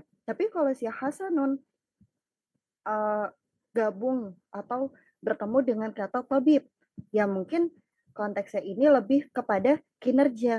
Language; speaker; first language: Indonesian; native; Indonesian